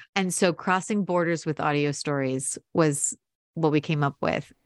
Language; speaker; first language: English; native; English